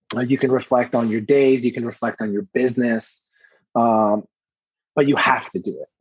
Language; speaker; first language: English; early bilingual, other home language; Persian